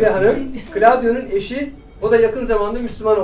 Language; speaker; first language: Turkish; native; Turkish